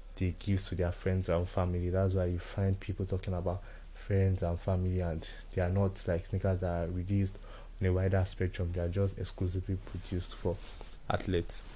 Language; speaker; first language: English; non-native, local second language; Yoruba